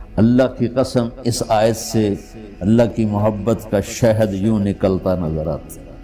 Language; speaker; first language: Urdu; non-native, local second language; Punjabi